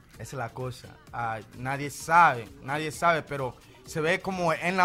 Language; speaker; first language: Spanish; early bilingual, heritage; Spanish